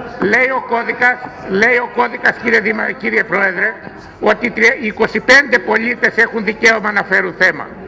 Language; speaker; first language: Greek; native; Greek